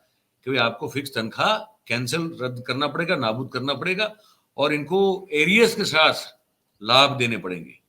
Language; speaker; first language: Hindi; non-native, local second language; Gujarati